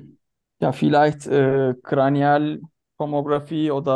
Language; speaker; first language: German; non-native, learner; Turkish